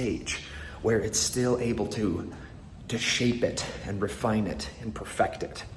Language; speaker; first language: English; native; English